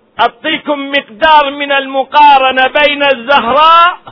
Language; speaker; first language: Arabic; native; Arabic